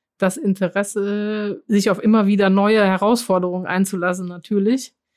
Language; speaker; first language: German; non-native, fluent; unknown